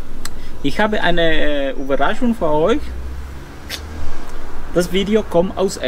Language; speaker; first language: German; non-native, fluent; Spanish